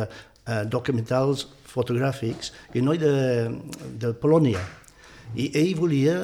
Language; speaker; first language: Catalan; non-native, fluent; English